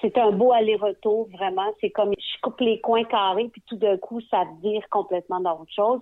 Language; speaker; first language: French; native; French